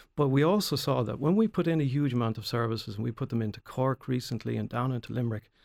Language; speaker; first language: English; native; English